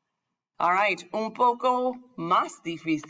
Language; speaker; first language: Spanish; non-native, fluent; English